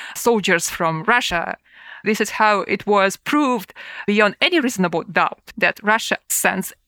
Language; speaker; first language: English; non-native, fluent; Russian